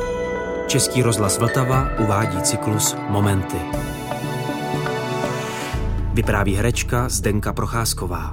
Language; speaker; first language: Czech; native; Czech